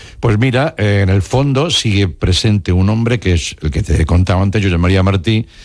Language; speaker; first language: Spanish; non-native, local second language; Catalan